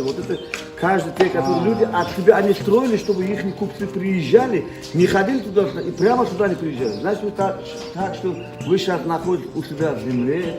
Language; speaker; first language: Russian; non-native, local second language; Uzbek